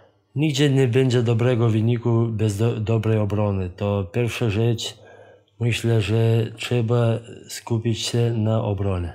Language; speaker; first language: Polish; non-native, fluent; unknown